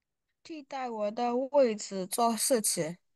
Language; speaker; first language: Chinese; non-native, learner; Thai